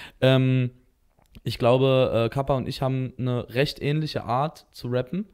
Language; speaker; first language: German; native; German